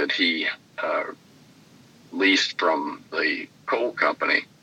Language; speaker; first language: English; native; English